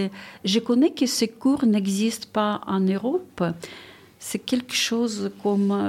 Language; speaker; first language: French; non-native, fluent; Ukrainian